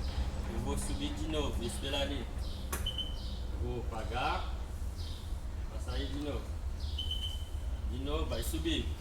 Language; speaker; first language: Portuguese; non-native, learner; Haitian Creole